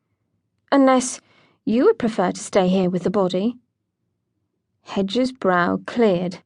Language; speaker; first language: English; native; English